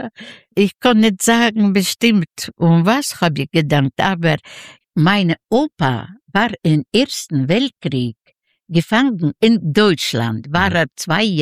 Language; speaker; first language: German; non-native, learner; Yiddish